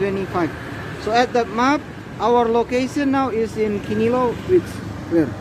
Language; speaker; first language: English; non-native, learner; Indonesian